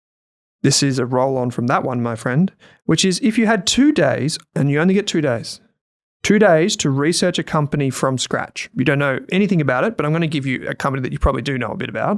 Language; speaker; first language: English; native; English